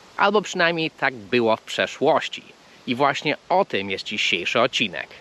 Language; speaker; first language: Polish; non-native, fluent; English